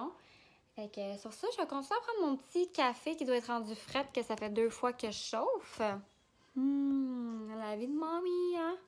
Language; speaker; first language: French; native; French